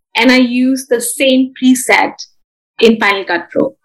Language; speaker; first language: English; non-native, local second language; Bangla